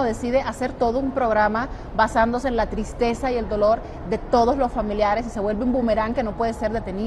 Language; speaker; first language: Spanish; native; Spanish